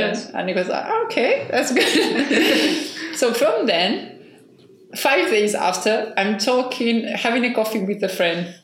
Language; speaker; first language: English; non-native, fluent; Spanish